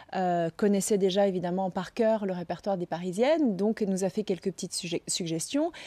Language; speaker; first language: French; native; French